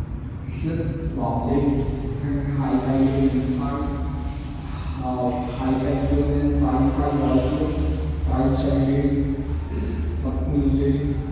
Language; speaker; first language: Vietnamese; non-native, learner; Hindi